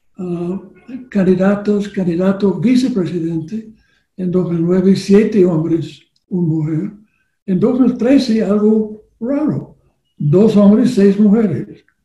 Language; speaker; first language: Spanish; non-native, learner; English